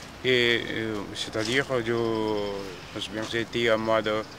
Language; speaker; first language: French; non-native, fluent; Korean